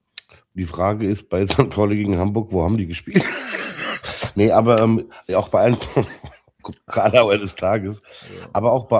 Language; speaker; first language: German; native; German